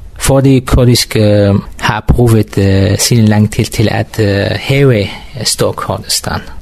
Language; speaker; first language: Danish; non-native, learner; Kurdish